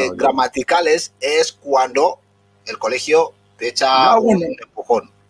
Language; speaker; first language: Spanish; non-native, local second language; Fang